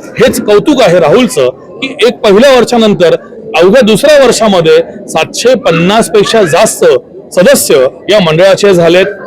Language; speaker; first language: Marathi; native; Marathi